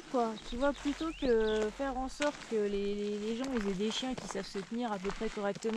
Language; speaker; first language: French; native; French